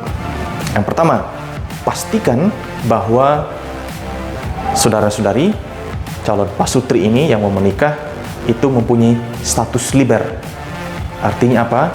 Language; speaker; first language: Indonesian; native; Indonesian